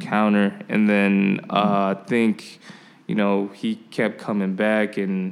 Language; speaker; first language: English; native; English